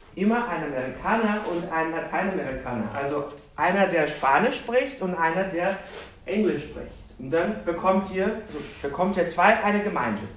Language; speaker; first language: German; non-native, fluent; Portuguese